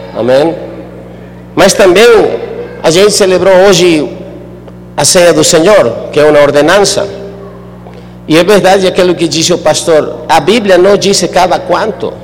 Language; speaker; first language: Portuguese; non-native, fluent; Spanish